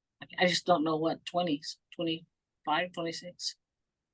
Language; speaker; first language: English; native; English